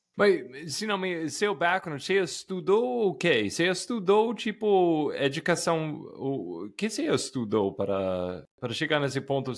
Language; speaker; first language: Portuguese; non-native, fluent; English